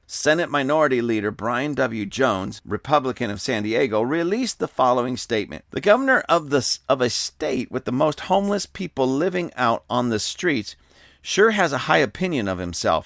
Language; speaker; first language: English; native; English